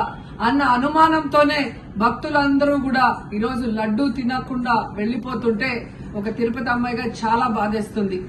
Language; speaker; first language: Telugu; native; Telugu